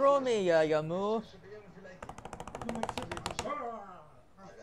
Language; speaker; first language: Greek; early bilingual, heritage; English